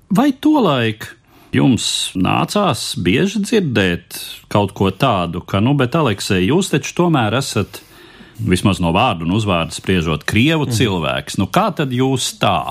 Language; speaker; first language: Latvian; native; Latvian